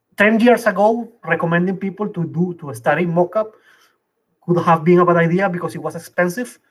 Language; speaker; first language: English; non-native, fluent; Spanish